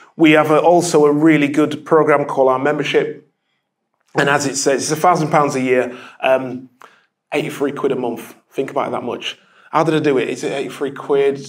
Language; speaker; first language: English; native; English